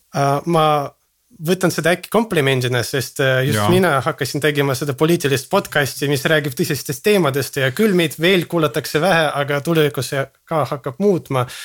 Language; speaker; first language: Estonian; non-native, local second language; Russian